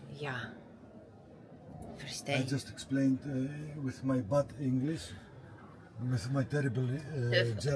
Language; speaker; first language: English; non-native, learner; Greek